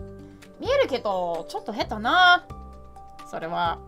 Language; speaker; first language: Japanese; non-native, learner; English